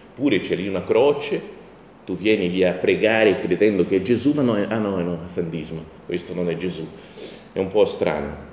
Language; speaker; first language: Italian; non-native, fluent; Portuguese